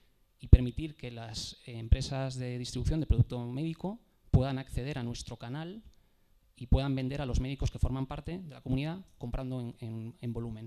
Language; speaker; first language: Spanish; native; Spanish